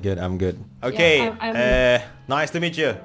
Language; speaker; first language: English; non-native, fluent; Indonesian